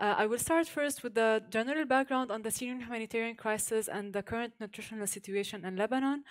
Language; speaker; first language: English; non-native, fluent; Arabic